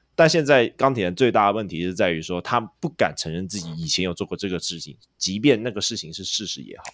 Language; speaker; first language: Chinese; non-native, local second language; Cantonese